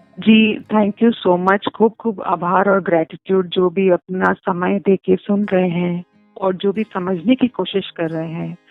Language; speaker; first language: Hindi; non-native, local second language; Gujarati